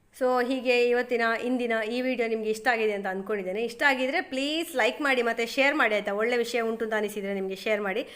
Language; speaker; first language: Kannada; non-native, local second language; Tulu